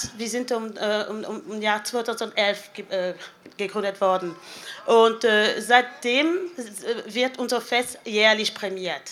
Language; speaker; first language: German; non-native, fluent; French